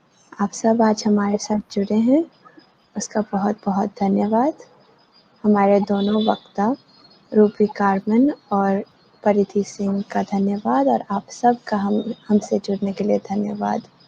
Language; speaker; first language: Hindi; native; Hindi